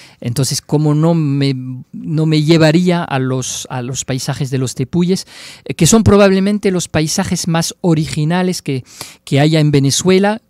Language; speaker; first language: Spanish; non-native, fluent; French